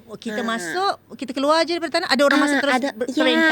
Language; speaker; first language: Malay; native; Malay